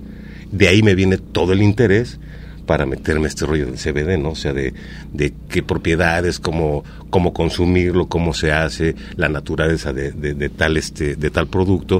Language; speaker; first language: Spanish; native; Spanish